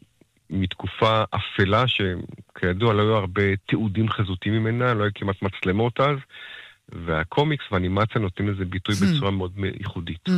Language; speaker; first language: Hebrew; native; Hebrew